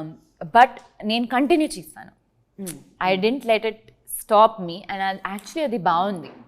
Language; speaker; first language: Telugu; non-native, learner; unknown